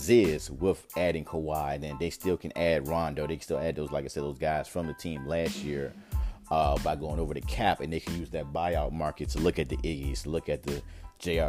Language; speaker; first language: English; native; English